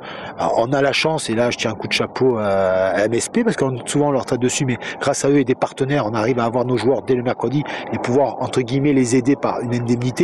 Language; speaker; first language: French; native; French